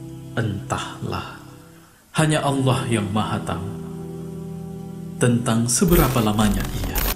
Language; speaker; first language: Indonesian; native; Indonesian